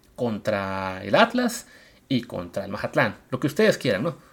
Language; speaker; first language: Spanish; native; Spanish